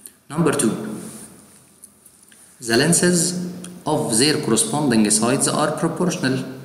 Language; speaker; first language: English; non-native, fluent; Arabic